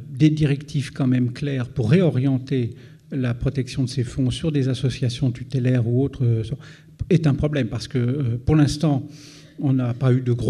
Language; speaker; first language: French; native; French